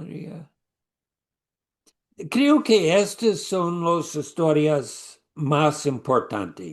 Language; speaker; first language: Spanish; non-native, learner; English